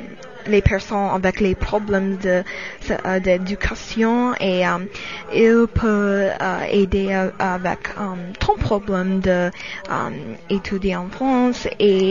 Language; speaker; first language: French; non-native, learner; English